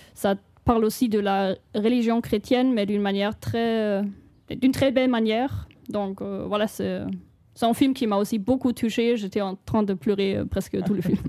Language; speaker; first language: French; non-native, fluent; German